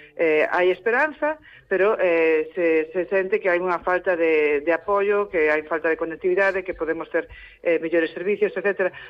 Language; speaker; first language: Galician; non-native, local second language; Spanish